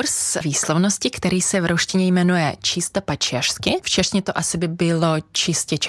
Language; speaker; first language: Czech; non-native, fluent; Russian